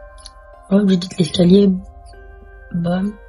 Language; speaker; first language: French; native; French